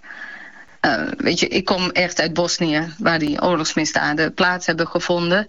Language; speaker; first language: Dutch; early bilingual, other home language; Bosnian